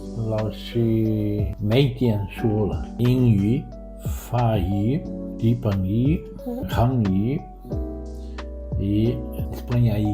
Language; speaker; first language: Chinese; non-native, learner; Portuguese